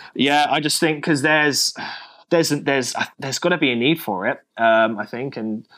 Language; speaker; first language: English; native; English